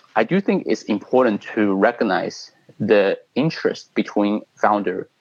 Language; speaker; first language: English; non-native, fluent; Chinese